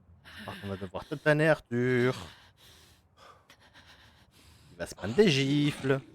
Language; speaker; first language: French; native; French